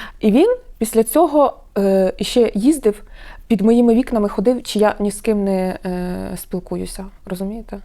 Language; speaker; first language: Ukrainian; non-native, local second language; Russian